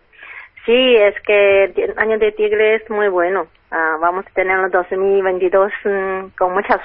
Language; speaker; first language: Spanish; non-native, fluent; Chinese